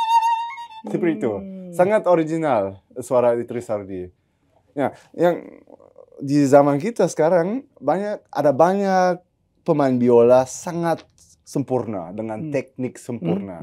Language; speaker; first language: Indonesian; early bilingual, heritage; German